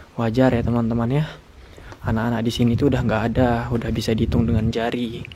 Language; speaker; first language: Indonesian; native; Indonesian